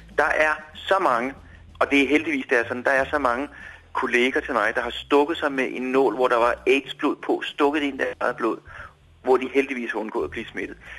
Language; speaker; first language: Danish; native; Danish